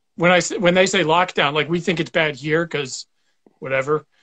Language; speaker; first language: English; native; English